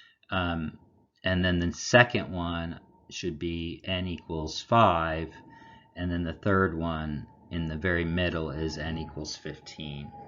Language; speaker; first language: English; native; English